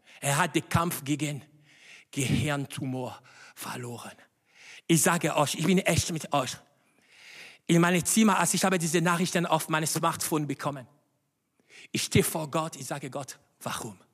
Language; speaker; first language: German; non-native, fluent; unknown